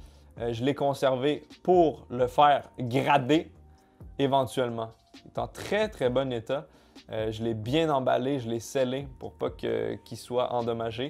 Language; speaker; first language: French; native; French